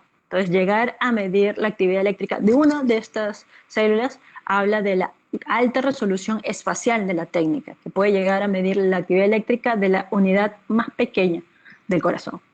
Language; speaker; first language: Spanish; native; Spanish